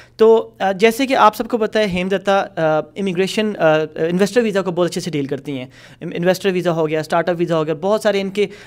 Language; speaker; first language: Urdu; native; Urdu